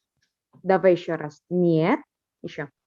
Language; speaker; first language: Russian; non-native, fluent; Indonesian